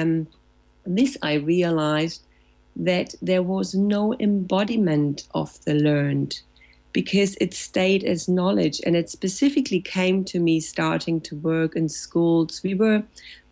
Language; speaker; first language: English; non-native, fluent; German